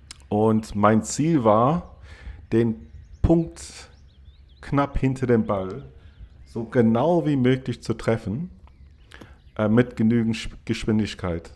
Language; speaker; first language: German; non-native, fluent; English